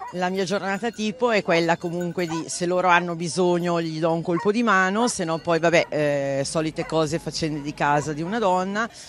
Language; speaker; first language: Italian; native; Italian